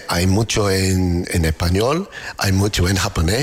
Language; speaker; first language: Spanish; non-native, learner; English